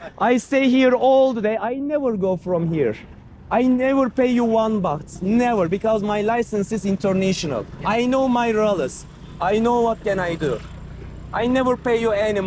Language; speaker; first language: English; non-native, learner; Turkish